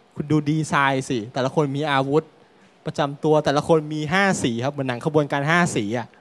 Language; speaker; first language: Thai; native; Thai